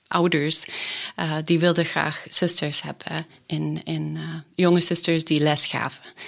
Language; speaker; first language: Dutch; non-native, fluent; English